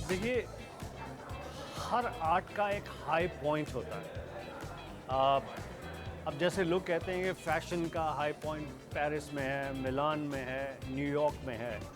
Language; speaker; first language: Hindi; native; Hindi